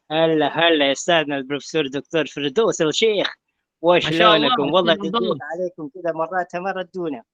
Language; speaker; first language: Arabic; native; Arabic